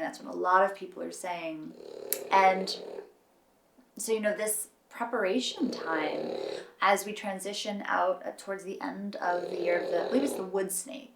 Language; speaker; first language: English; native; English